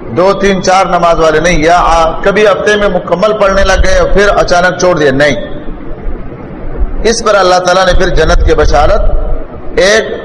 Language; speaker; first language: Urdu; non-native, local second language; Pashto